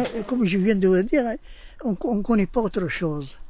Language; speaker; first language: French; non-native, local second language; Arabic